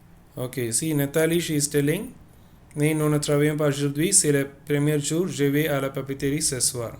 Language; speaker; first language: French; non-native, fluent; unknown